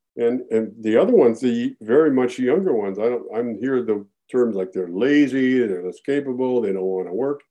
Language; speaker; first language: English; native; English